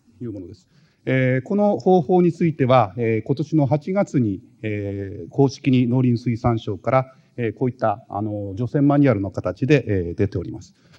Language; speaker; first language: Japanese; native; Japanese